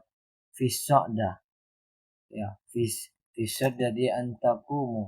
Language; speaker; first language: Arabic; non-native, learner; Indonesian